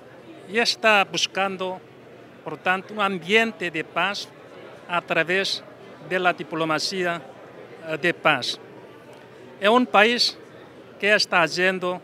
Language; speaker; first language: Spanish; non-native, fluent; Korean